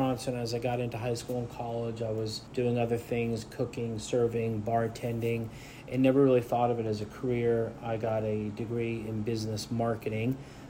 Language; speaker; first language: English; native; English